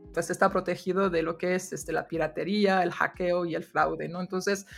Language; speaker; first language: Spanish; non-native, fluent; French